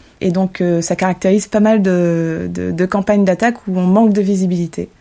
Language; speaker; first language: French; native; French